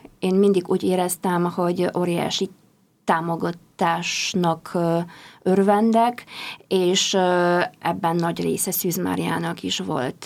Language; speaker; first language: Hungarian; non-native, fluent; Polish